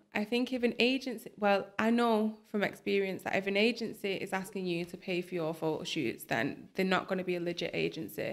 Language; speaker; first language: English; native; English